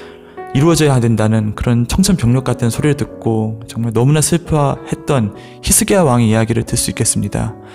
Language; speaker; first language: Korean; native; Korean